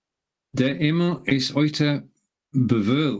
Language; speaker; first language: German; non-native, learner; English